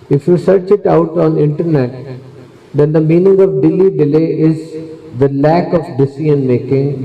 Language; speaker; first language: English; non-native, local second language; Urdu